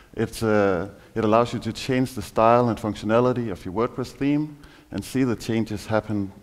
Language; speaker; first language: English; non-native, fluent; Danish